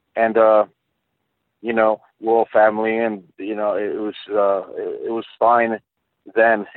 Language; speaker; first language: English; early bilingual, other home language; Spanish